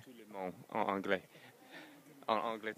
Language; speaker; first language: French; non-native, learner; English